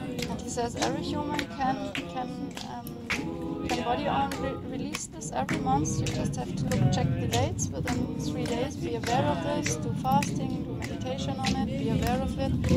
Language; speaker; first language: English; non-native, fluent; German